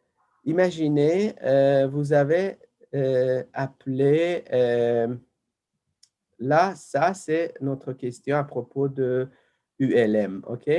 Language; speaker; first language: French; non-native, fluent; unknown